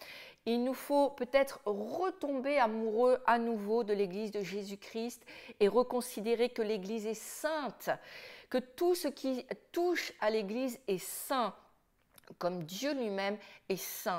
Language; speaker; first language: French; native; French